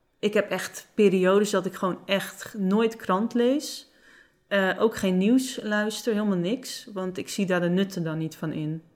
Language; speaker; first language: Dutch; non-native, local second language; Western Frisian